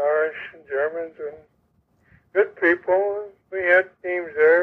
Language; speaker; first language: English; native; English